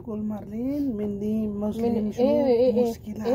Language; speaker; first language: Arabic; non-native, learner; Nepali